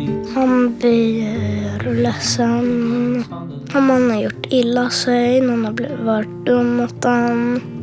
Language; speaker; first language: Swedish; native; Swedish